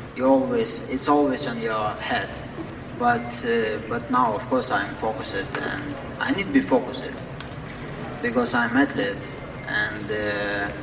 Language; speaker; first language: English; non-native, fluent; Ukrainian